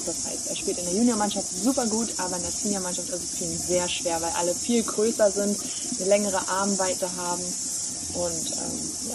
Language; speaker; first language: German; native; German